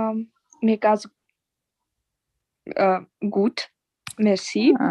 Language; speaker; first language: German; non-native, learner; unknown